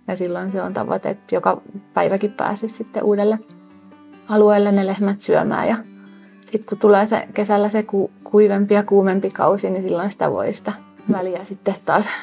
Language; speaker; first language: Finnish; native; Finnish